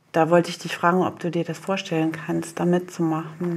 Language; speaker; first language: German; native; German